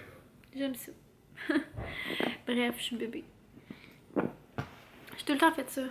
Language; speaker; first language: French; native; French